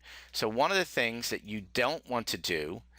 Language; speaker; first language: English; native; English